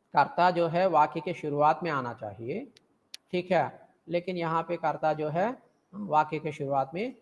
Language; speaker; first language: Hindi; non-native, local second language; Telugu